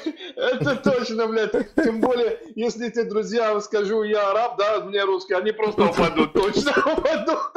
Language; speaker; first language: Russian; non-native, fluent; Arabic